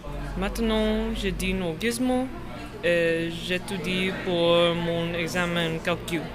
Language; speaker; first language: French; non-native, learner; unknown